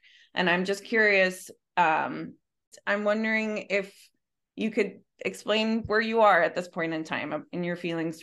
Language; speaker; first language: English; early bilingual, other home language; Spanish